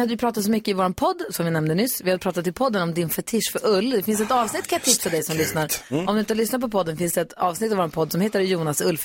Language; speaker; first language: Swedish; native; Swedish